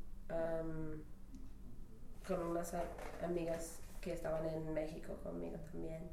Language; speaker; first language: Spanish; non-native, fluent; English